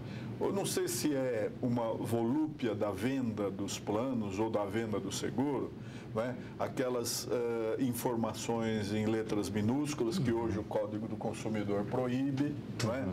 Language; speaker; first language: Portuguese; native; Portuguese